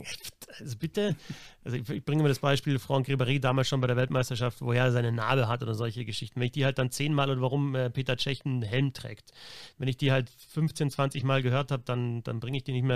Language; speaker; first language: German; native; German